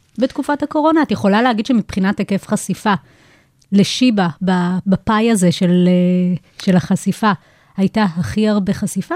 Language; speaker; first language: Hebrew; native; Hebrew